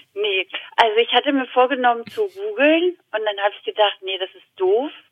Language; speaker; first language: German; early bilingual, other home language; Italian